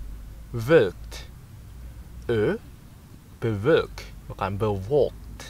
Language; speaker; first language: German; non-native, fluent; Indonesian